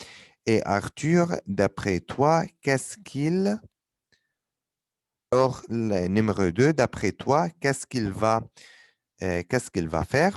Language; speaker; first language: French; non-native, fluent; Arabic